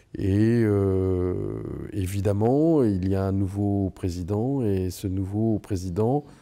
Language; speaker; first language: French; native; French